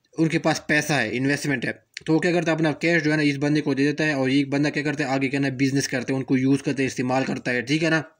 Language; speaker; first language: Urdu; native; Urdu